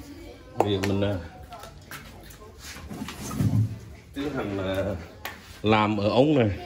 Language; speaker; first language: Vietnamese; non-native, local second language; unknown